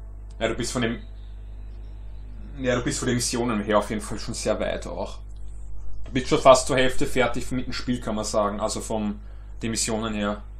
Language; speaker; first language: German; native; German